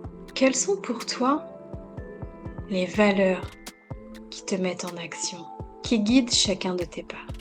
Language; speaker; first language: French; native; French